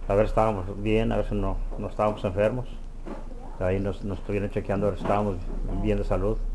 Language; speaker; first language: Spanish; native; Spanish